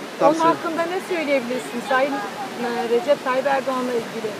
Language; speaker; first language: Turkish; native; Turkish